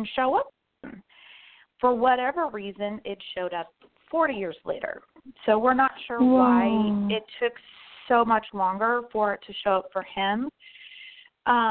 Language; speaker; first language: English; native; English